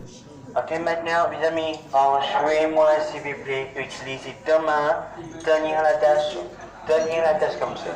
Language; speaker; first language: French; non-native, learner; Chinese